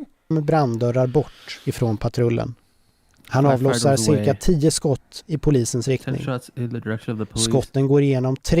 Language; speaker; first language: Swedish; native; Swedish